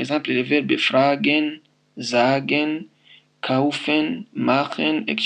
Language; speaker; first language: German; non-native, fluent; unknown